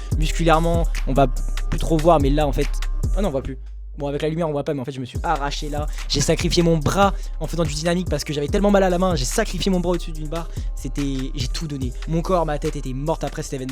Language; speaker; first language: French; native; French